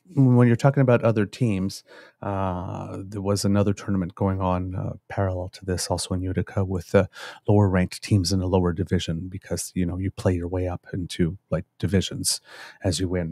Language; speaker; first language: English; native; English